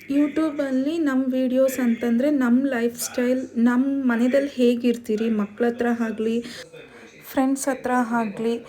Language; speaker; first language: Kannada; non-native, local second language; Telugu